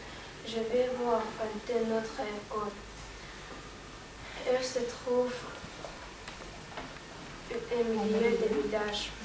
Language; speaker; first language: French; non-native, learner; Yakut